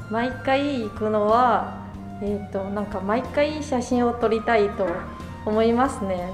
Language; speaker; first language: Japanese; non-native, fluent; Chinese